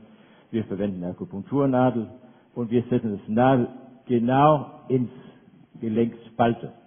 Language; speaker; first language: German; non-native, fluent; Danish